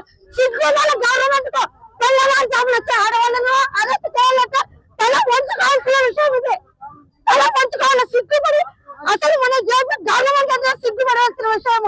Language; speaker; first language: Telugu; native; Telugu